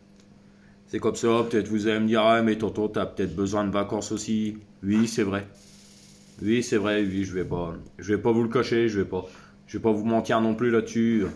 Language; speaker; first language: French; native; French